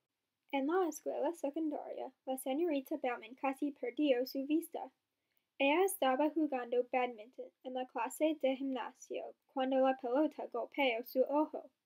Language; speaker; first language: Spanish; non-native, learner; English